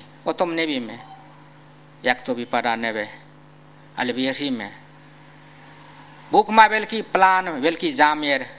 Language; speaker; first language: Czech; non-native, fluent; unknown